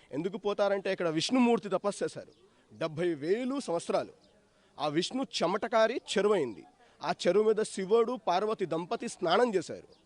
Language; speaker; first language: Telugu; non-native, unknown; Hindi